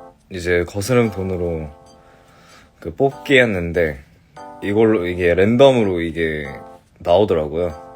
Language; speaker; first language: Korean; early bilingual, heritage; English